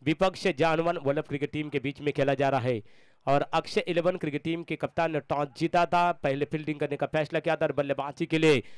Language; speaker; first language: Hindi; non-native, local second language; Marathi